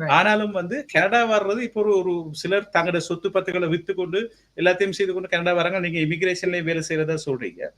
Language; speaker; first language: Tamil; native; Tamil